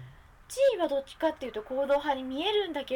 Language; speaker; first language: Japanese; native; Japanese